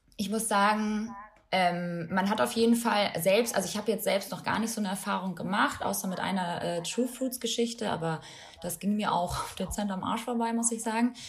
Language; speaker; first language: German; early bilingual, other home language; Albanian